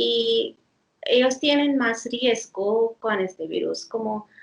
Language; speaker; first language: Spanish; non-native, fluent; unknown